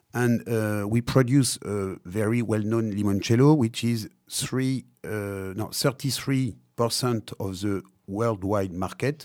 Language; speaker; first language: English; non-native, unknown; French